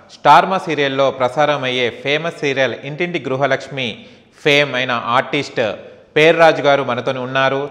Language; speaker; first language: Telugu; native; Telugu